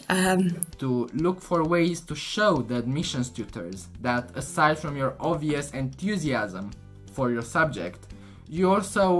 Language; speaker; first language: English; non-native, fluent; Romanian